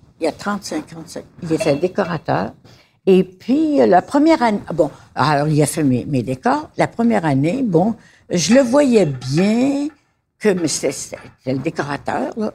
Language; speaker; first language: French; native; French